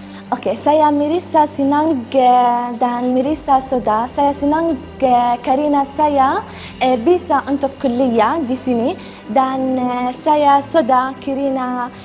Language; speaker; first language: Indonesian; non-native, learner; Arabic